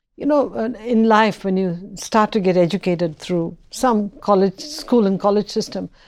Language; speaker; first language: English; non-native, local second language; Tamil